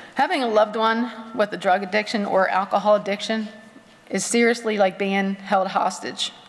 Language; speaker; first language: English; native; English